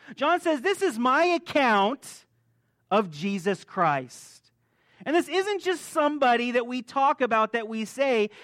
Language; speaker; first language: English; native; English